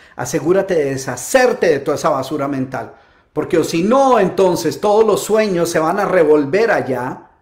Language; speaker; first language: Spanish; native; Spanish